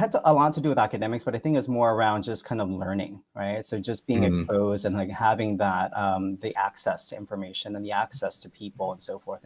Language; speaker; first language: English; early bilingual, other home language; Vietnamese